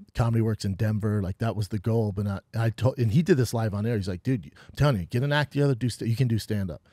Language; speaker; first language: English; native; English